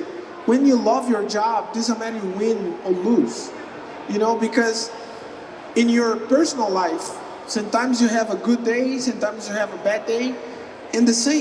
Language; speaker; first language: English; non-native, learner; Portuguese